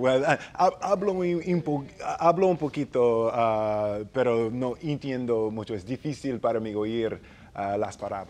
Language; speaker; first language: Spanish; non-native, learner; English